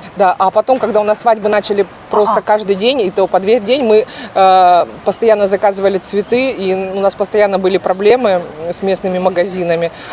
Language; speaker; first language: Russian; native; Russian